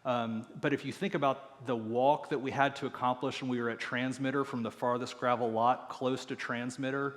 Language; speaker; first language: English; native; English